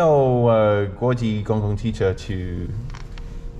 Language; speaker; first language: Chinese; non-native, learner; English